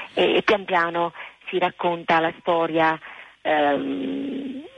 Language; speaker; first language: Italian; native; Italian